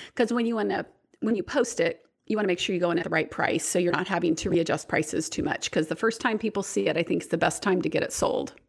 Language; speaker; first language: English; native; English